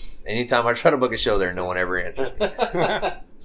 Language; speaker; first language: English; native; English